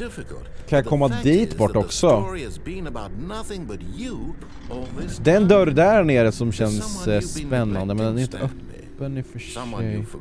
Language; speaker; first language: Swedish; native; Swedish